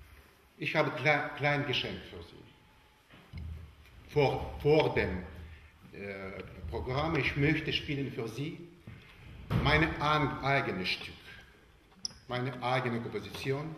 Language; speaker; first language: German; non-native, learner; Russian